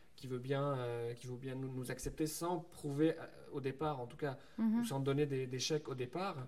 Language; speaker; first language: French; non-native, local second language; Arabic